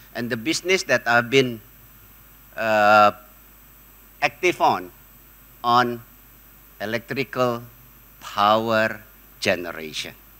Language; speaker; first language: English; non-native, fluent; Indonesian